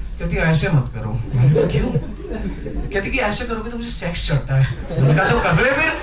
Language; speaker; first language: Hindi; non-native, local second language; Bangla